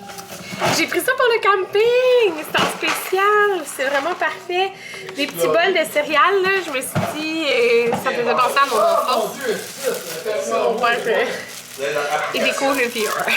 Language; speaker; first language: French; native; French